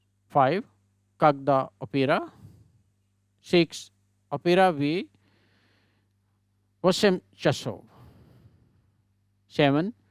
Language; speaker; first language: Russian; non-native, learner; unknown